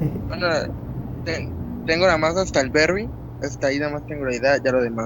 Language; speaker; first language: Spanish; native; Spanish